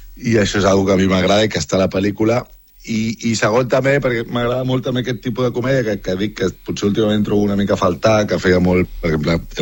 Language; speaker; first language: Catalan; native; Catalan